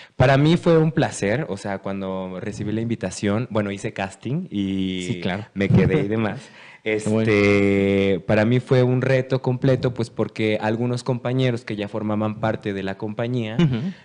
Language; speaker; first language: Spanish; native; Spanish